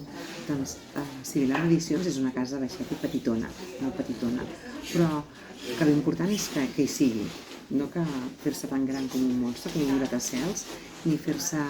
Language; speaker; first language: Catalan; native; Catalan